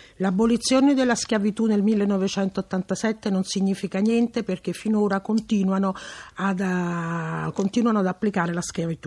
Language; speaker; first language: Italian; non-native, learner; Fula